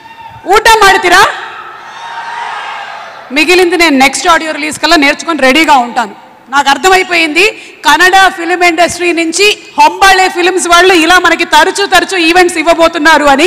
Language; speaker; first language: Telugu; native; Telugu